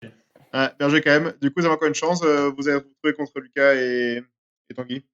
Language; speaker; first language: French; native; French